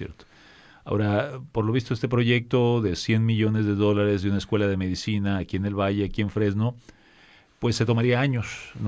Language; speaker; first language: Spanish; native; Spanish